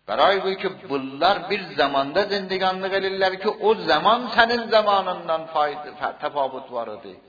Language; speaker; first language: Persian; non-native, local second language; Azerbaijani